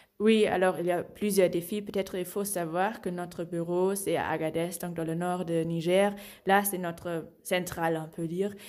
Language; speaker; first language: French; non-native, fluent; German